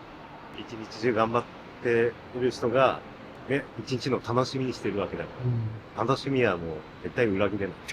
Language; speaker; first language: Japanese; native; Japanese